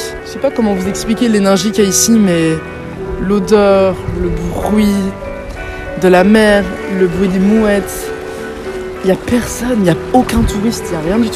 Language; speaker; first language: French; native; French